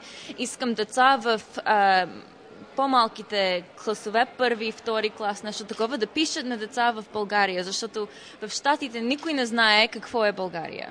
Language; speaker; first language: Bulgarian; early bilingual, heritage; Bulgarian